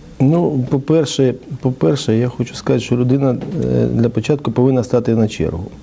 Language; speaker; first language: Ukrainian; native; Ukrainian